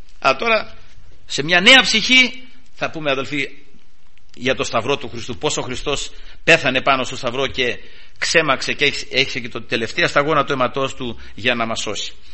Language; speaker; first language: Greek; native; Greek